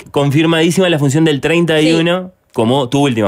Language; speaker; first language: Spanish; native; Spanish